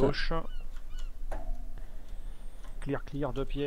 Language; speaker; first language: French; native; French